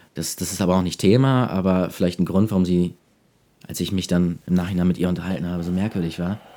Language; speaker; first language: German; native; German